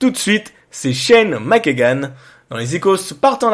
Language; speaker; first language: French; native; French